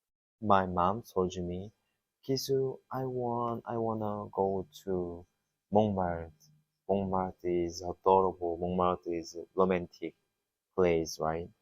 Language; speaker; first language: English; non-native, learner; Korean